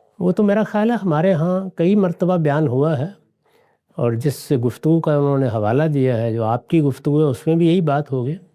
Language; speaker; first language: Urdu; non-native, local second language; Punjabi